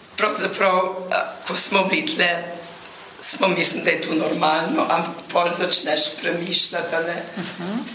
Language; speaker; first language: Slovenian; native; Slovenian